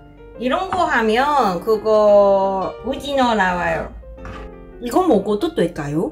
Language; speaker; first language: Korean; non-native, learner; Cantonese